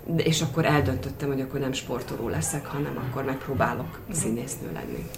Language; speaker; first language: Hungarian; native; Hungarian